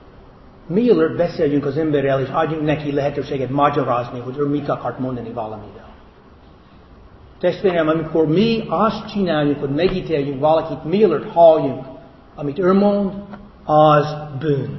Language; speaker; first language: Hungarian; non-native, fluent; English